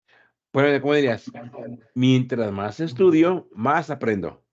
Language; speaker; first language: Spanish; native; Spanish